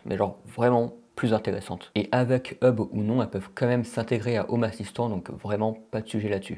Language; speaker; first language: French; native; French